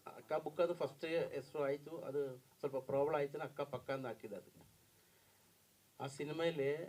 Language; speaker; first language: Kannada; non-native, learner; Malayalam